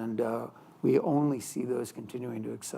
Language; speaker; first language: English; native; English